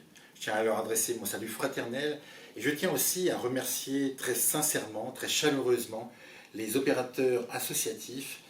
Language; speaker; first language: French; native; French